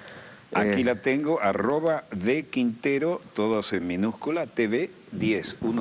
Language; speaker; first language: Spanish; native; Spanish